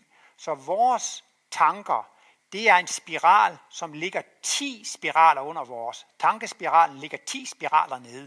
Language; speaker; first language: Danish; native; Danish